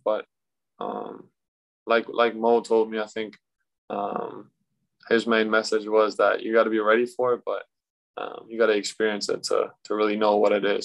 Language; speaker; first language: English; non-native, fluent; German